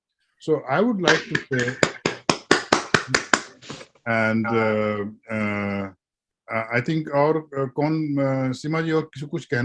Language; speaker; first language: Hindi; native; Hindi